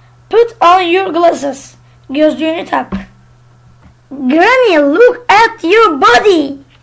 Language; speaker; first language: English; non-native, learner; Turkish